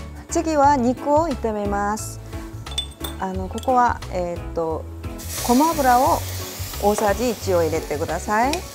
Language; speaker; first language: Japanese; non-native, fluent; Korean